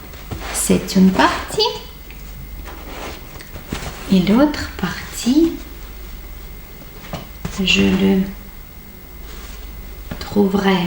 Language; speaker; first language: French; non-native, fluent; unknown